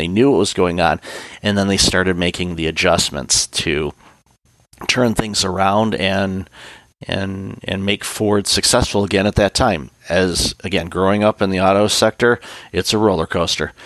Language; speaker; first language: English; native; English